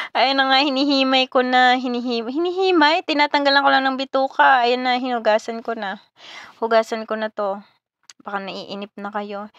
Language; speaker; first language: Filipino; non-native, local second language; Bikol